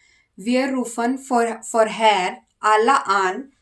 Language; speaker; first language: German; non-native, learner; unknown